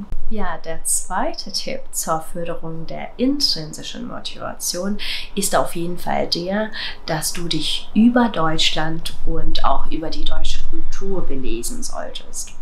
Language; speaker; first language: German; non-native, fluent; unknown